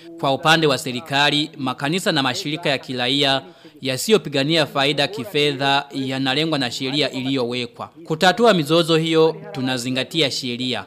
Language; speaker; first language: Swahili; non-native, local second language; Rundi